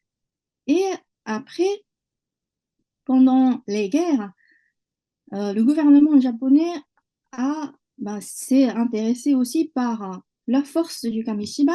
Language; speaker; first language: French; non-native, fluent; Japanese